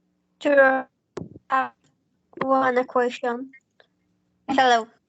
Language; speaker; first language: English; non-native, learner; Spanish